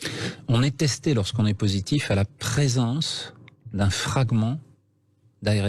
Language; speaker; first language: French; native; French